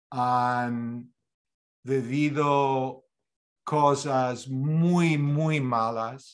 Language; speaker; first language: Spanish; non-native, fluent; English